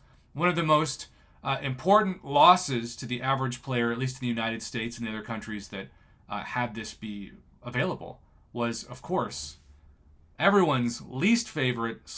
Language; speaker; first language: English; native; English